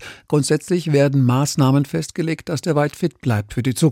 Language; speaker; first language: German; native; German